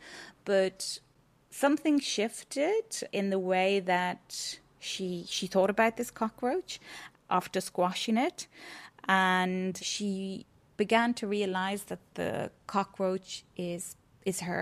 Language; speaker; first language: English; native; English